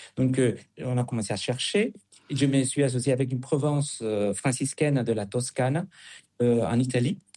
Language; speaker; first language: French; non-native, fluent; Spanish